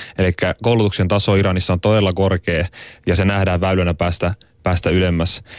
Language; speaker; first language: Finnish; native; Finnish